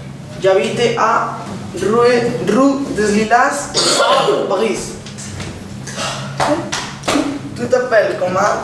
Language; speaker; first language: French; non-native, learner; Catalan